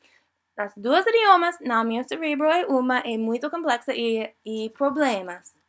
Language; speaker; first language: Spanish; non-native, learner; English